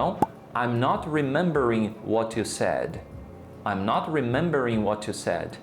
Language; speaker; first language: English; non-native, fluent; Portuguese